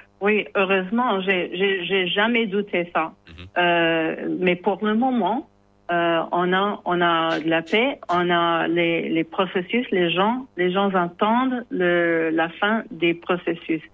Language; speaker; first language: French; non-native, learner; English